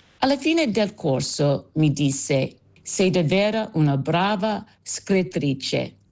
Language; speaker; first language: Italian; non-native, fluent; English